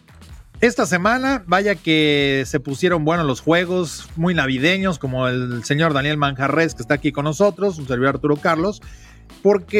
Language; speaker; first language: Spanish; native; Spanish